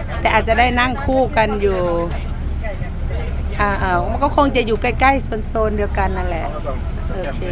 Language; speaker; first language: Thai; native; Thai